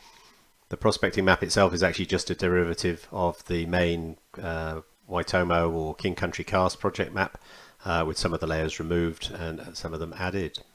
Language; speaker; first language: English; native; English